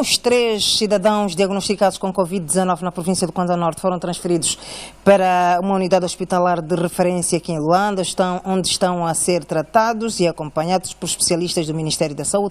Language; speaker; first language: Portuguese; native; Portuguese